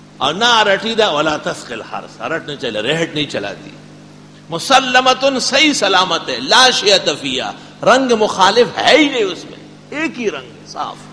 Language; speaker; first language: Urdu; non-native, local second language; Pashto